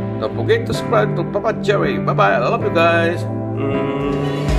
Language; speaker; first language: English; non-native, learner; Filipino